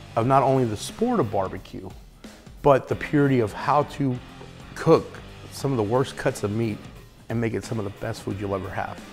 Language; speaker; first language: English; native; English